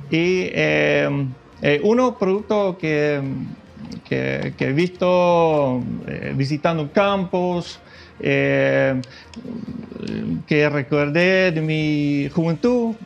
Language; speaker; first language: Spanish; non-native, fluent; Dutch